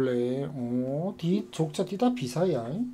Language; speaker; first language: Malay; non-native, fluent; Korean